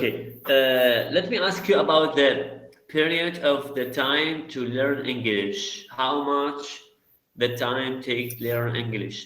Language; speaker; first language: English; non-native, learner; Arabic